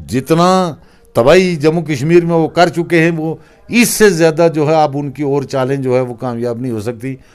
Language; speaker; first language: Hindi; non-native, local second language; Kashmiri